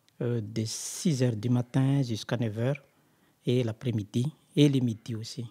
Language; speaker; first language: French; non-native, local second language; Malagasy